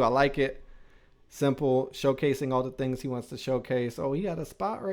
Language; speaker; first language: English; native; English